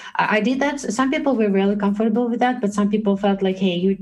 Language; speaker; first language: English; non-native, fluent; Russian